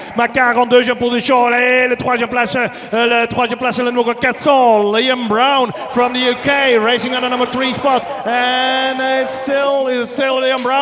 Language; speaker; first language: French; non-native, local second language; Dutch